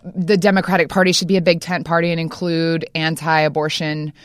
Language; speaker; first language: English; native; English